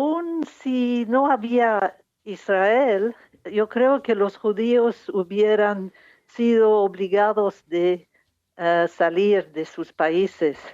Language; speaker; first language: Spanish; non-native, fluent; English